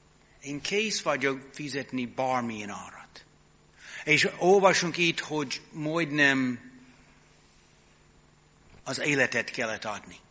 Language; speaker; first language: Hungarian; non-native, fluent; English